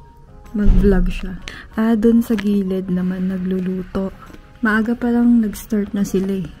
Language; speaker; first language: Filipino; native; Filipino